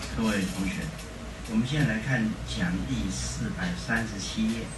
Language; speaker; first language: Chinese; native; Chinese